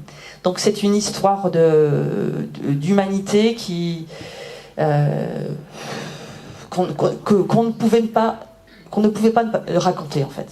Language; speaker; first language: French; native; French